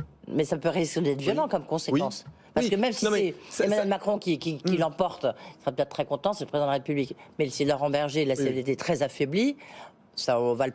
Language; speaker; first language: French; native; French